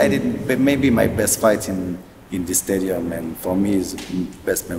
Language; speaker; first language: English; non-native, learner; French